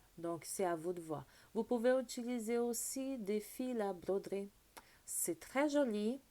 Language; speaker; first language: French; non-native, fluent; Portuguese